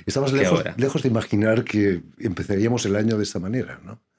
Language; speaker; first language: Spanish; native; Spanish